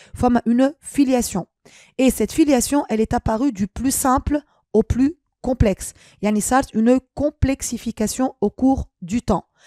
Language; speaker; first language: French; non-native, local second language; Arabic